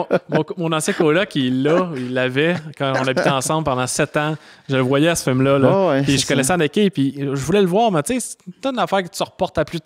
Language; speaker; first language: French; native; French